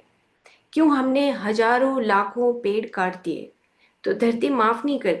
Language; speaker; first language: Hindi; native; Hindi